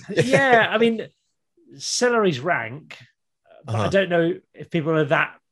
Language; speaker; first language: English; native; English